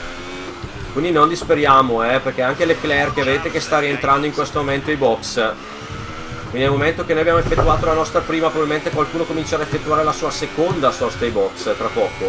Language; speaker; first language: Italian; native; Italian